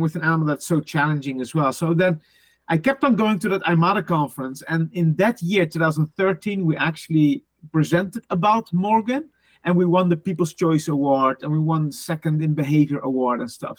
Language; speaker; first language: English; non-native, fluent; Dutch